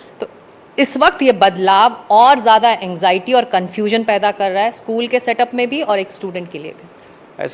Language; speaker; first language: Hindi; native; Hindi